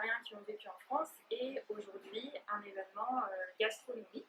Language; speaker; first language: French; native; French